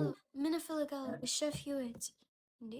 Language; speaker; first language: Amharic; early bilingual, heritage; English